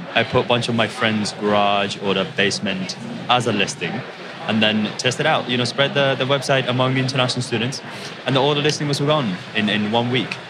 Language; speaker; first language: English; non-native, fluent; Japanese